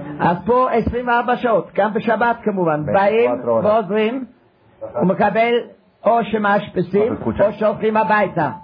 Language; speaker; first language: Hebrew; non-native, fluent; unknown